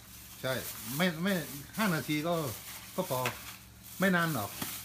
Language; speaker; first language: Thai; non-native, fluent; Danish